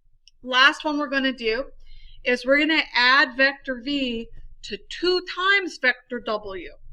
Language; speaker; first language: English; native; English